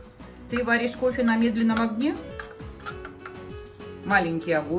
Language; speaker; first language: Russian; native; Russian